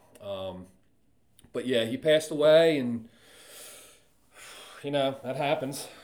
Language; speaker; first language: English; native; English